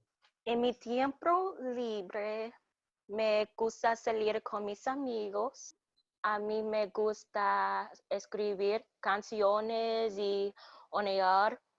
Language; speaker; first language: Spanish; non-native, learner; English